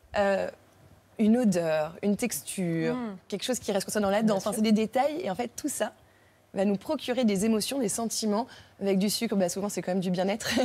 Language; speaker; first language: French; native; French